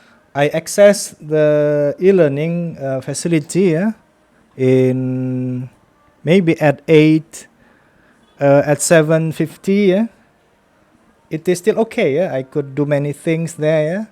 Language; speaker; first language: English; non-native, fluent; Indonesian